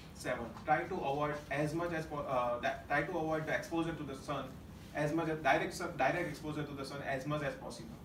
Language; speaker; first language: English; non-native, local second language; Gujarati